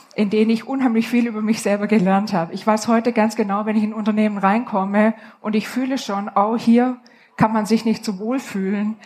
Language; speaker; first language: German; native; German